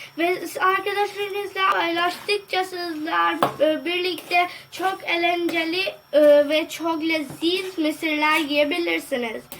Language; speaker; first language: Turkish; non-native, learner; Urdu